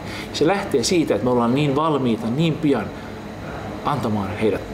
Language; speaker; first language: Finnish; native; Finnish